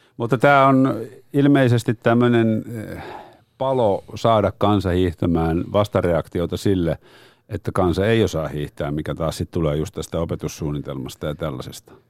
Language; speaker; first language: Finnish; native; Finnish